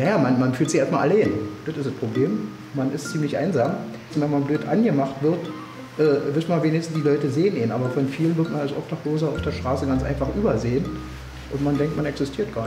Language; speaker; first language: German; native; German